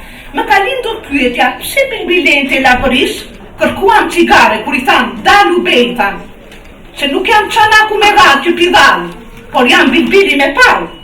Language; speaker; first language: Albanian; native; Albanian